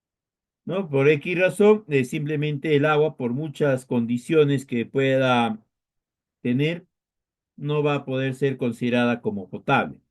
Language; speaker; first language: Spanish; native; Spanish